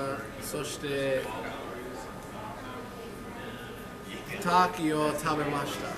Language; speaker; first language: Japanese; non-native, learner; English